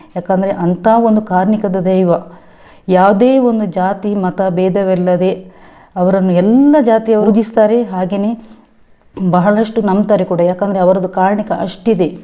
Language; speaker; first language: Kannada; non-native, local second language; Tulu